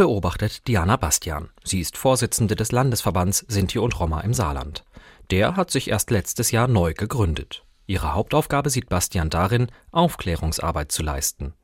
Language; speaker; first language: German; native; German